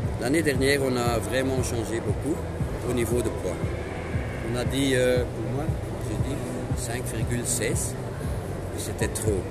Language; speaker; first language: French; non-native, local second language; Dutch